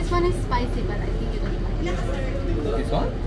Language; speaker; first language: English; non-native, learner; Japanese